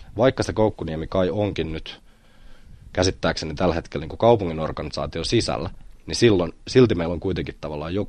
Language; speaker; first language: Finnish; native; Finnish